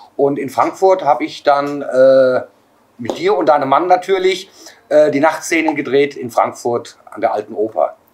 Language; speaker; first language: German; native; German